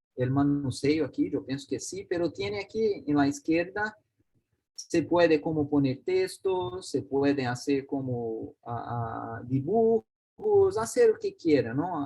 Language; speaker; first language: Spanish; non-native, learner; Portuguese